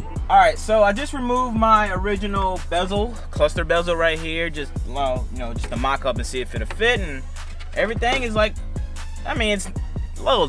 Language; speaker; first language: English; native; English